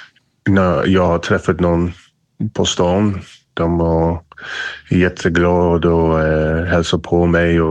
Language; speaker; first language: Swedish; non-native, learner; English